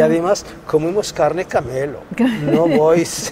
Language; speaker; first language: Spanish; non-native, local second language; Arabic